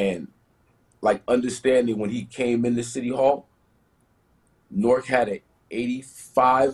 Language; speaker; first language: English; native; English